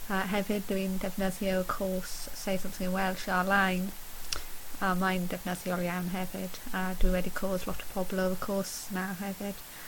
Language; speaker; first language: Welsh; non-native, learner; English